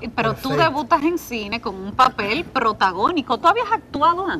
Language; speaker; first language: Spanish; native; Spanish